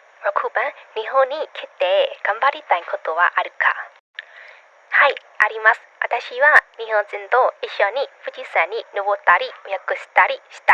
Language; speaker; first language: Japanese; non-native, learner; Burmese